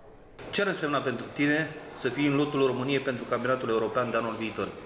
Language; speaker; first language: Romanian; native; Romanian